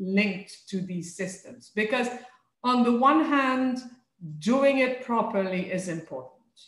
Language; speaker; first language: English; non-native, fluent; French